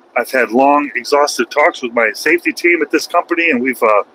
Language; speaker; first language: English; native; English